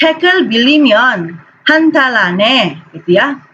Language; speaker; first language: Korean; non-native, fluent; Indonesian